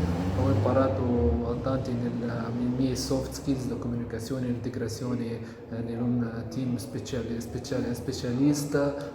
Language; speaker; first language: Italian; non-native, learner; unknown